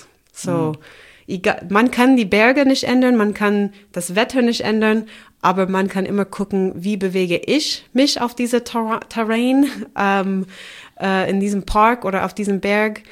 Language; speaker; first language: German; non-native, fluent; English